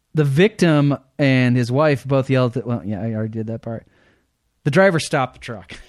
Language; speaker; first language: English; native; English